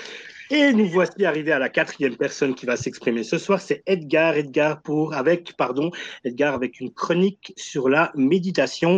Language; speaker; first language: French; native; French